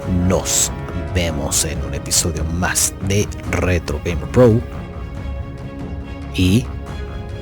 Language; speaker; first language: Spanish; native; Spanish